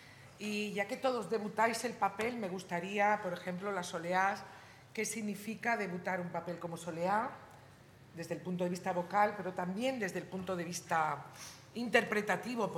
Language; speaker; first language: Spanish; native; Spanish